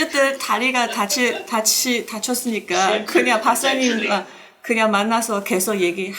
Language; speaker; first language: Korean; non-native, learner; Chinese